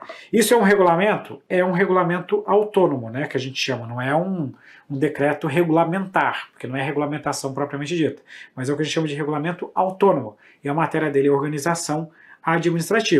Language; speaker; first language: Portuguese; native; Portuguese